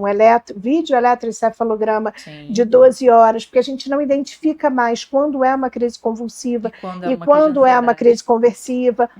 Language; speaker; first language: Portuguese; native; Portuguese